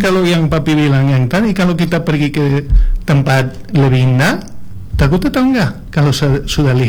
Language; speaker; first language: Indonesian; non-native, learner; Spanish